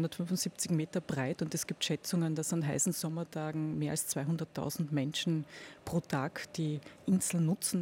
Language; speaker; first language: German; native; German